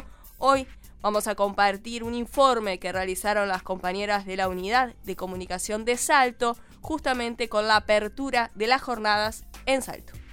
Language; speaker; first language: Spanish; native; Spanish